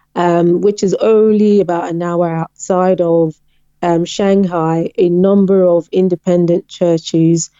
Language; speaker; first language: English; non-native, local second language; Yoruba